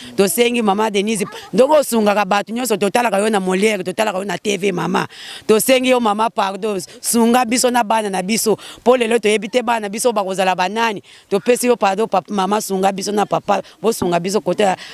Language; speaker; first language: Lingala; native; Lingala